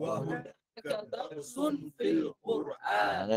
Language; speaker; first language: Arabic; non-native, learner; English